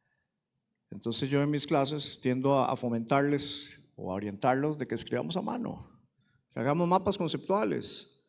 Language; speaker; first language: Spanish; native; Spanish